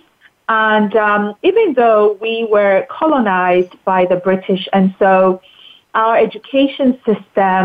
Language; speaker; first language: English; non-native, local second language; Akan